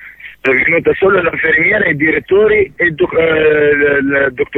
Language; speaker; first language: Italian; non-native, learner; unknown